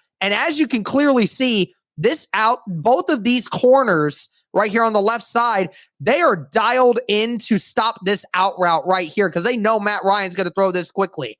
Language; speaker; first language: English; native; English